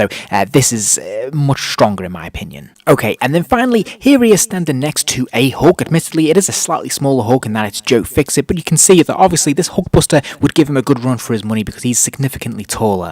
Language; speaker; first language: English; native; English